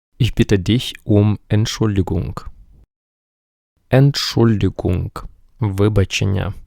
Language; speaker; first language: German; non-native, fluent; Ukrainian